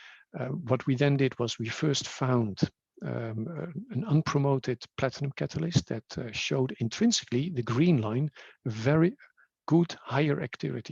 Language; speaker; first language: English; non-native, fluent; Dutch